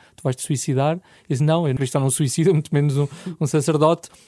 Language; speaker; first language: Portuguese; native; Portuguese